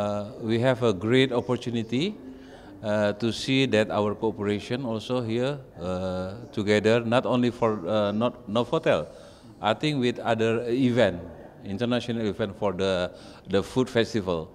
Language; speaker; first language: English; non-native, fluent; Indonesian